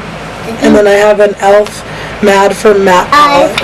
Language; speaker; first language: English; native; English